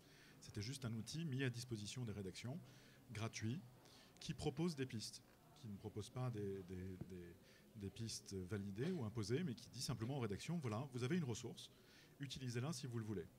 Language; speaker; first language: French; native; French